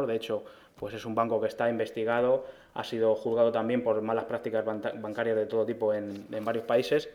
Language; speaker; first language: Spanish; native; Spanish